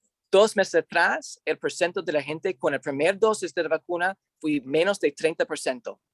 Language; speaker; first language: Spanish; non-native, learner; English